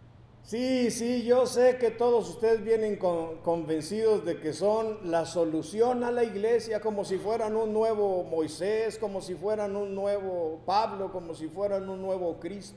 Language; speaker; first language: Spanish; native; Spanish